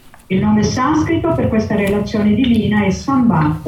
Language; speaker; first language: Italian; native; Italian